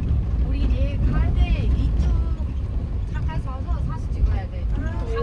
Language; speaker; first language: Korean; non-native, learner; Mongolian